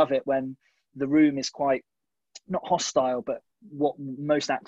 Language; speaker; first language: English; native; English